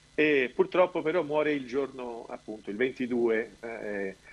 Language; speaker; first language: Italian; non-native, fluent; Albanian